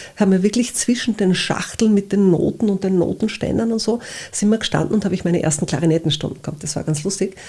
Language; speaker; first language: German; native; German